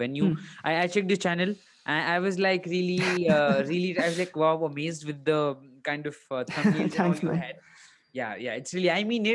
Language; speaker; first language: English; non-native, local second language; Hindi